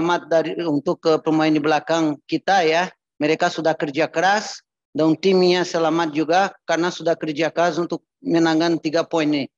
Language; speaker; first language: Indonesian; non-native, learner; Portuguese